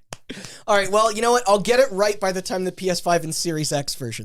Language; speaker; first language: English; native; English